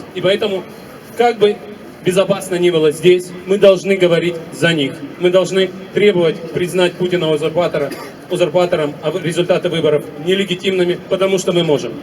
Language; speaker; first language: Russian; native; Russian